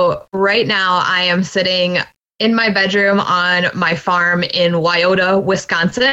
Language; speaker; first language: English; native; English